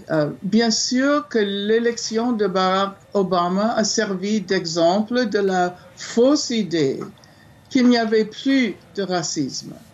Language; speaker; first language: French; non-native, fluent; English